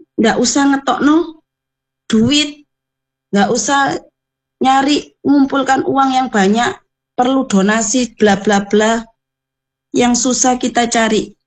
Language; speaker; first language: Indonesian; non-native, local second language; Javanese